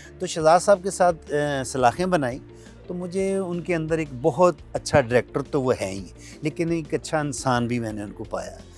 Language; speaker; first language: Urdu; non-native, local second language; Punjabi